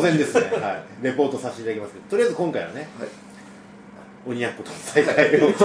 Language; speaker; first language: Japanese; native; Japanese